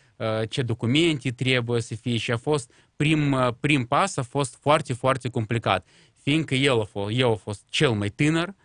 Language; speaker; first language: Romanian; non-native, local second language; Russian